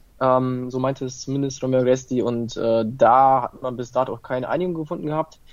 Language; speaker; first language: German; early bilingual, other home language; Italian